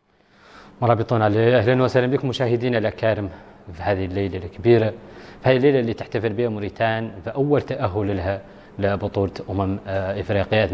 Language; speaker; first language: Arabic; native; Arabic